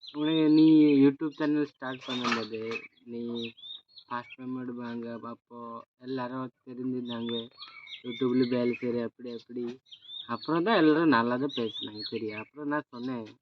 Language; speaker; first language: Tamil; non-native, learner; Odia